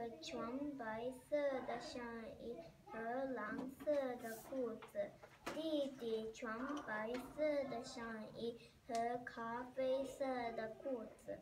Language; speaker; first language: Chinese; non-native, learner; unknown